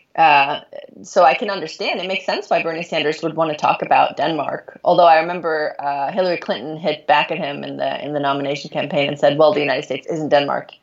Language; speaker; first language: English; non-native, fluent; Norwegian